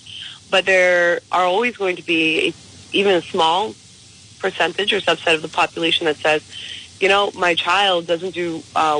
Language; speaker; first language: English; native; English